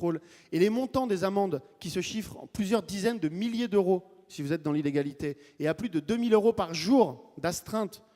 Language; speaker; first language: French; native; French